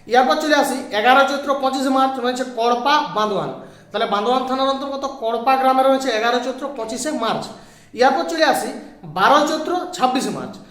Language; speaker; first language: Bangla; native; Bangla